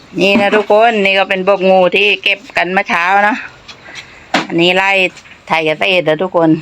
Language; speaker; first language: Thai; non-native, local second language; Northeastern Thai